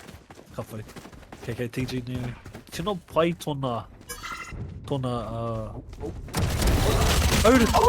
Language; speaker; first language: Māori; non-native, local second language; English